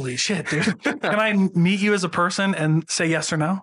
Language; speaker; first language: English; native; English